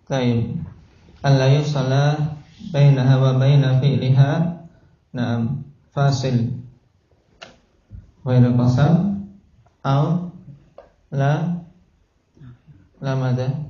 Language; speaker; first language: Arabic; non-native, fluent; Indonesian